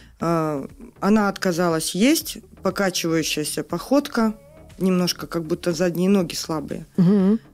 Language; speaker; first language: Russian; native; Russian